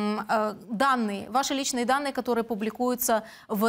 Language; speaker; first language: Russian; native; Russian